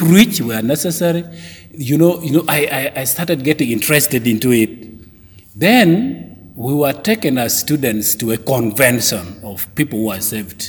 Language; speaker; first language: English; non-native, local second language; Acoli